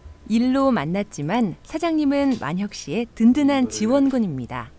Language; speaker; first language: Korean; native; Korean